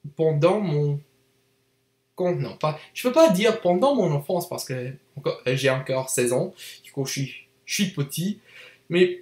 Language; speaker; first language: French; non-native, learner; English